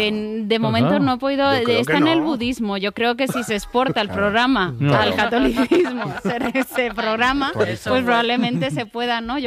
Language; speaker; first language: Spanish; native; Spanish